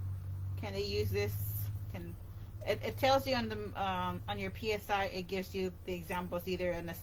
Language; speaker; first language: English; native; English